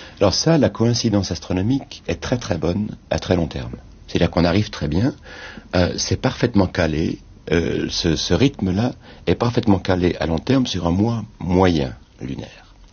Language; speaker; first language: French; native; French